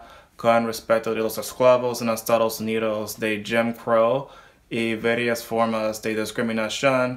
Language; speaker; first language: Spanish; non-native, learner; English